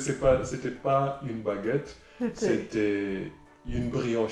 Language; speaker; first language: French; non-native, learner; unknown